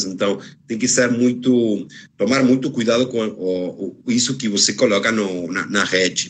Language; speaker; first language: Portuguese; non-native, fluent; Spanish